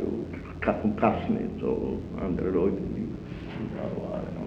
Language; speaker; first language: German; non-native, fluent; Italian